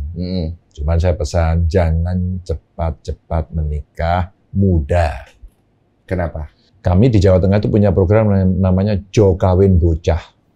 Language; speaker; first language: Indonesian; non-native, local second language; Javanese